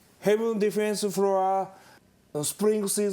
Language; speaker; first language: English; non-native, learner; Japanese